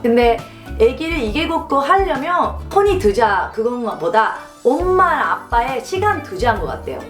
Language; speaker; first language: Korean; non-native, fluent; Japanese